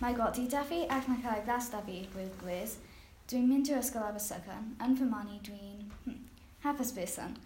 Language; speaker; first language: Welsh; non-native, learner; English